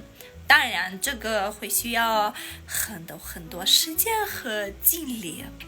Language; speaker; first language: Chinese; non-native, fluent; Armenian